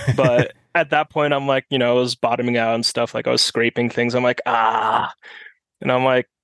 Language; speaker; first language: English; non-native, fluent; German